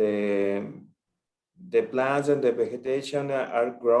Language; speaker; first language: English; non-native, learner; Spanish